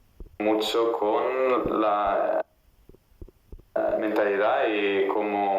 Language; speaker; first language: Spanish; non-native, fluent; Italian